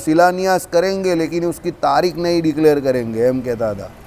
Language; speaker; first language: Hindi; non-native, local second language; Gujarati